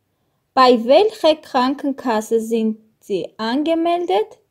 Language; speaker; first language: German; non-native, fluent; Armenian